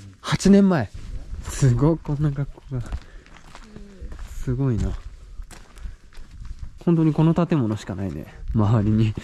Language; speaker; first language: Japanese; native; Japanese